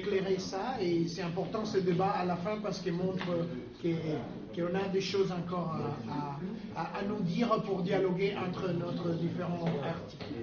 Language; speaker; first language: French; non-native, fluent; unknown